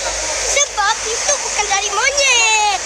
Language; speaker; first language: Indonesian; non-native, local second language; Malay